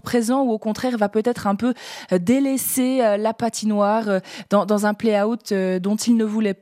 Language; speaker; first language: French; native; French